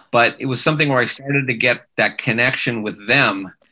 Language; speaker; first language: English; native; English